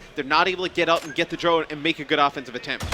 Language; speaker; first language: English; native; English